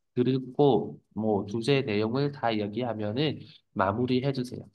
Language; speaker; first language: Korean; non-native, fluent; Vietnamese